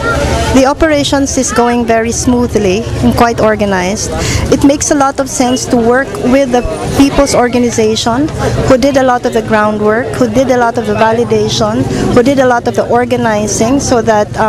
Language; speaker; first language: English; non-native, local second language; Filipino